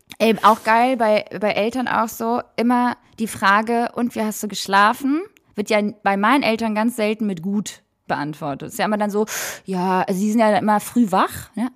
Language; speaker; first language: German; native; German